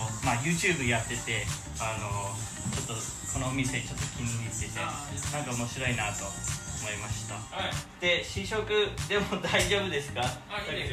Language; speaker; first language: Japanese; non-native, fluent; English